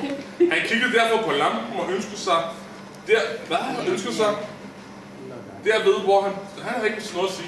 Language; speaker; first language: Danish; native; Danish